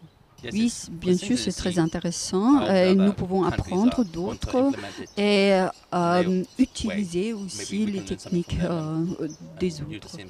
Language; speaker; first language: French; non-native, fluent; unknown